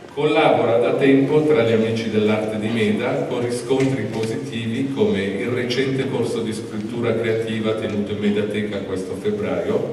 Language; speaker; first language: Italian; native; Italian